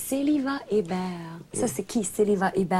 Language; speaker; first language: French; native; French